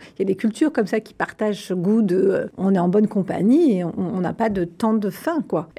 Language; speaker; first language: French; native; French